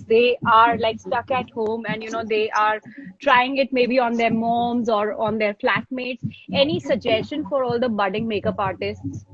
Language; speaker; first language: English; non-native, local second language; Hindi